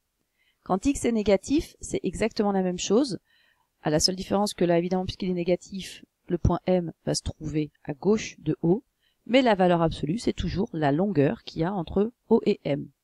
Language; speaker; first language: French; native; French